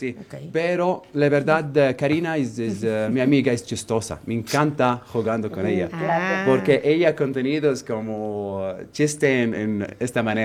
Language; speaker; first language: Spanish; non-native, learner; Arabic